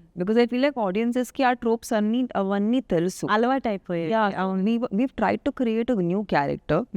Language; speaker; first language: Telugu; non-native, local second language; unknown